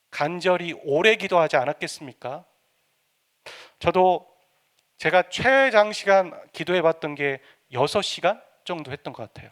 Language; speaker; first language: Korean; native; Korean